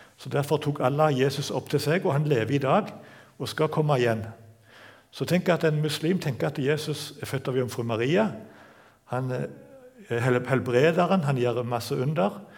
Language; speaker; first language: Norwegian; native; Norwegian